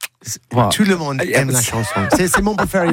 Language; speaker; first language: French; non-native, learner; English